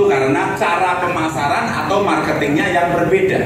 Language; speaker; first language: Indonesian; native; Indonesian